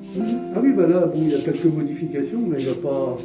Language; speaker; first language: French; native; French